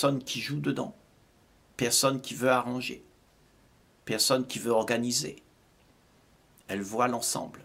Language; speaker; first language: French; native; French